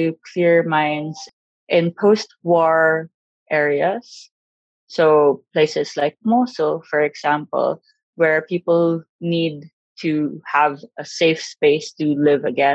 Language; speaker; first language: English; non-native, local second language; Filipino